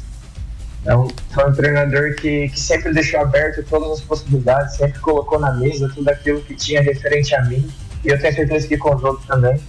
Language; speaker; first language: Portuguese; native; Portuguese